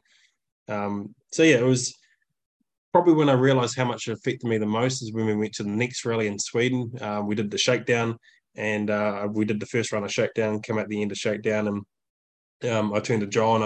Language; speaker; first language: English; native; English